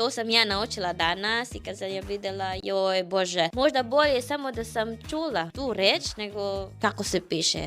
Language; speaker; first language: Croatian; non-native, fluent; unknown